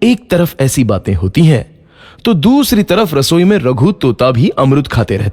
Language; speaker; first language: Hindi; native; Hindi